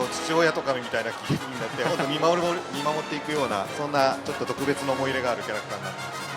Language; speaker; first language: Japanese; native; Japanese